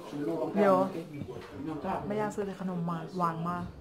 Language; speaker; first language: Finnish; non-native, learner; Thai